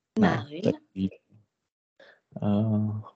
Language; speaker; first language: German; non-native, fluent; Czech